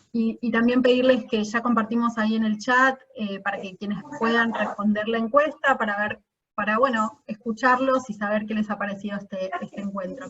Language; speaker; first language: Spanish; native; Spanish